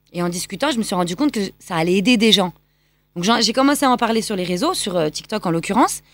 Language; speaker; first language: French; native; French